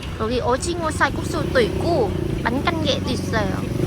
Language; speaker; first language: Korean; non-native, learner; Vietnamese